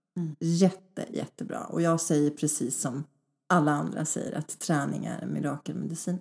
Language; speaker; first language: Swedish; early bilingual, other home language; Polish